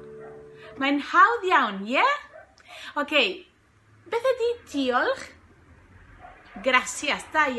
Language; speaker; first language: Welsh; non-native, fluent; Spanish